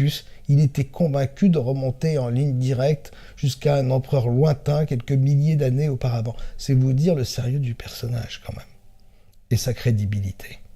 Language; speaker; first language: French; native; French